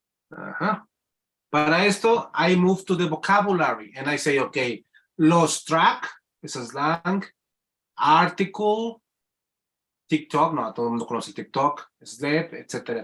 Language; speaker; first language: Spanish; native; Spanish